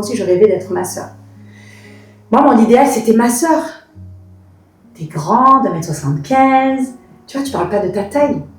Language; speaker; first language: French; native; French